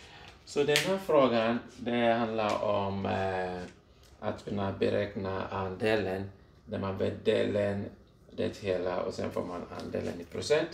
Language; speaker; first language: Swedish; non-native, fluent; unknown